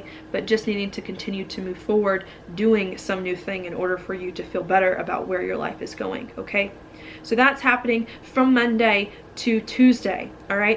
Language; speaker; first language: English; native; English